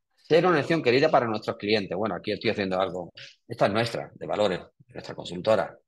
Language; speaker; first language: Spanish; native; Spanish